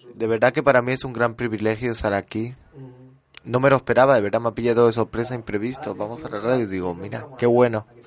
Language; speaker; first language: Spanish; early bilingual, heritage; French